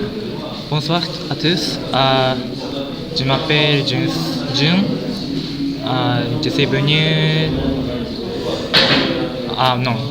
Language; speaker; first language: French; non-native, fluent; Japanese